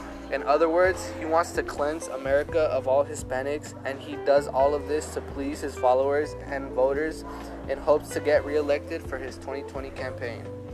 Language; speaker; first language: English; early bilingual, other home language; Spanish